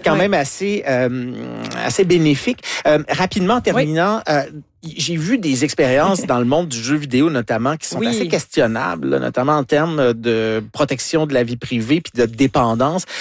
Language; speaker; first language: French; native; French